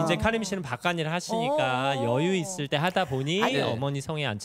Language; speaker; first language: Korean; native; Korean